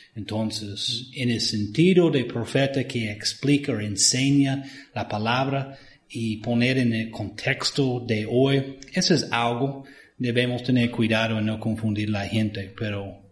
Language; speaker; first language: Spanish; non-native, fluent; English